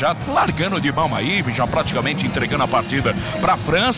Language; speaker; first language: Portuguese; native; Portuguese